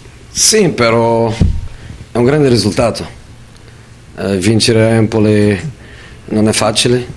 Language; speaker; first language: Italian; non-native, fluent; Portuguese